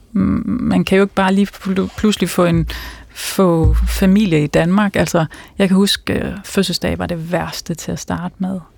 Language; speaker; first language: Danish; early bilingual, other home language; Persian